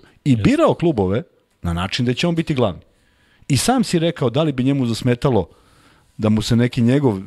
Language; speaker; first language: Serbian; native; Serbian